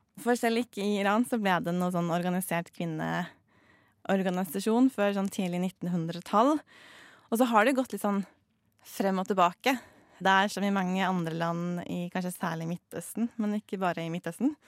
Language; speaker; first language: Norwegian; native; Norwegian